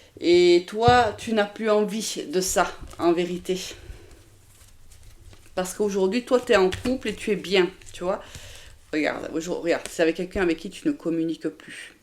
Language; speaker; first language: French; native; French